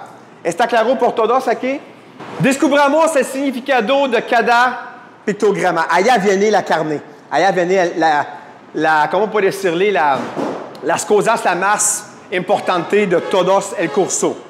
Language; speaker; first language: Spanish; non-native, fluent; French